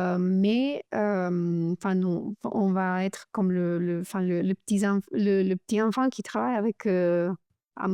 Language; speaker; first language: French; non-native, fluent; Romanian